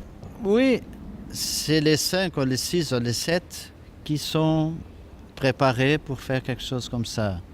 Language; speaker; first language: French; non-native, fluent; Portuguese